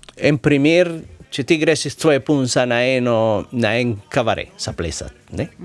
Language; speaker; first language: Slovenian; non-native, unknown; Spanish